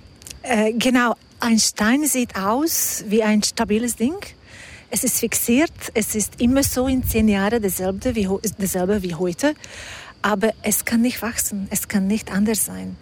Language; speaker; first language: German; non-native, fluent; Hungarian